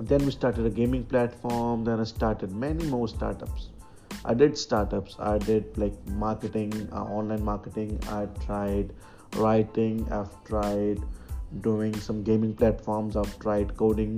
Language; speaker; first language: English; non-native, local second language; Hindi